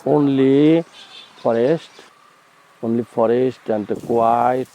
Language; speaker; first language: English; non-native, learner; Bangla